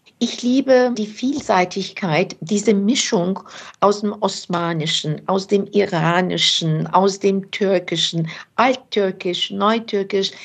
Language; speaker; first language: German; early bilingual, other home language; Turkish